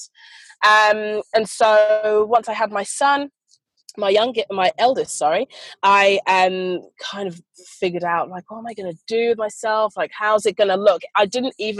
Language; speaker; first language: English; native; English